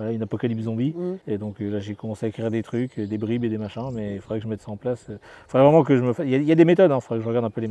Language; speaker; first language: French; native; French